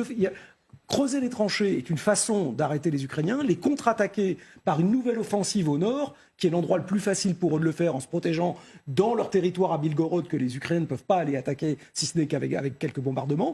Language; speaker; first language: French; native; French